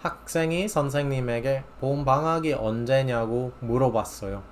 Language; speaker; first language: Korean; non-native, fluent; English